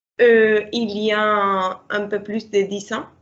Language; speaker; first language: French; non-native, learner; Spanish